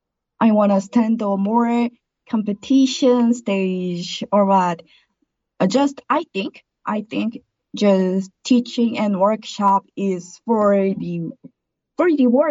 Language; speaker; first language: English; non-native, learner; Korean